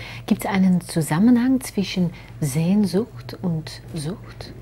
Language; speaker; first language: German; non-native, fluent; Dutch